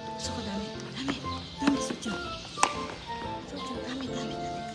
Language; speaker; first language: Filipino; native; Filipino